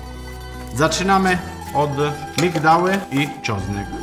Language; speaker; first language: Polish; non-native, learner; Italian